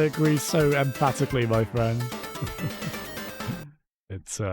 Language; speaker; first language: English; native; English